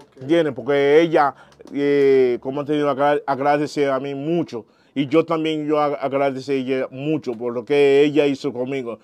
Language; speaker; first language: Spanish; non-native, learner; Haitian Creole